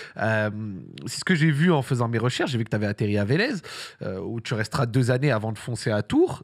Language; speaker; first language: French; early bilingual, other home language; Arabic